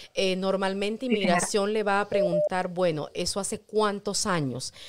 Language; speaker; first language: Spanish; native; Spanish